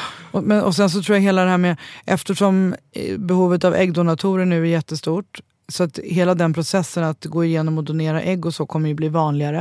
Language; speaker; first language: Swedish; native; Swedish